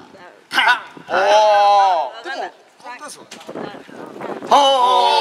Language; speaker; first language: Japanese; native; Japanese